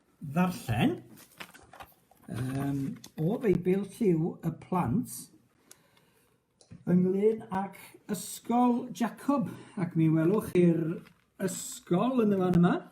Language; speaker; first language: Welsh; native; Welsh